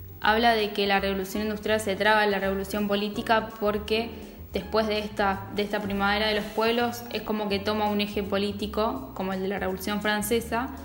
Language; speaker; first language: Spanish; native; Spanish